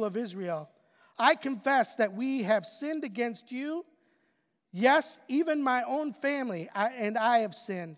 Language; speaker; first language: English; native; English